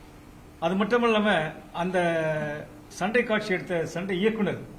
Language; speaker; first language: Tamil; native; Tamil